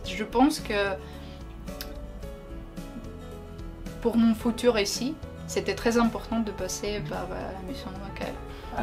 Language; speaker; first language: French; non-native, learner; Ukrainian